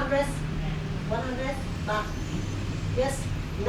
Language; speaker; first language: English; non-native, learner; Vietnamese